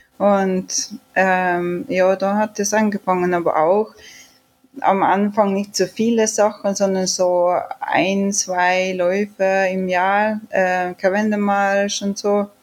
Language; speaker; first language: German; non-native, fluent; Swedish